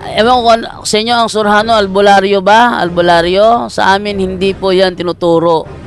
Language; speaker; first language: Filipino; non-native, local second language; Cebuano